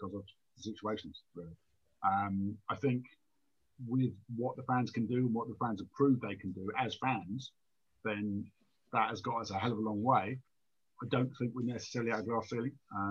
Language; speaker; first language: English; native; English